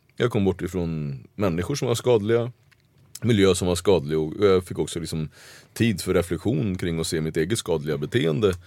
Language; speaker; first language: Swedish; native; Swedish